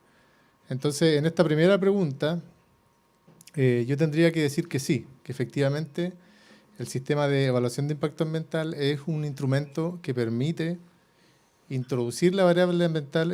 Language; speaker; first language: Spanish; native; Spanish